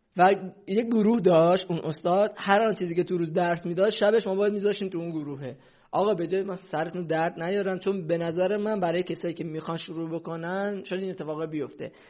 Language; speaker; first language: Persian; non-native, local second language; Central Kurdish